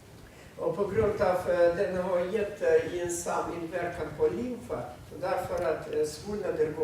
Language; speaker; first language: Swedish; non-native, fluent; Russian